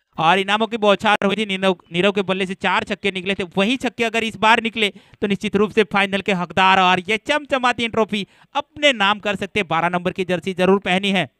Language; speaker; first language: Hindi; non-native, local second language; Gujarati